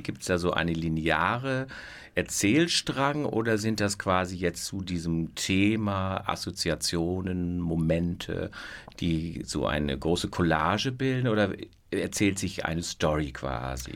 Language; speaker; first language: German; native; German